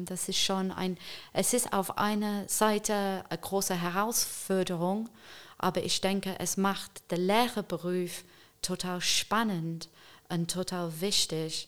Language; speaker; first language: German; non-native, fluent; English